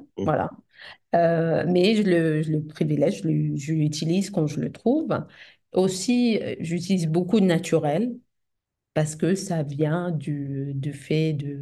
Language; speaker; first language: French; non-native, fluent; Arabic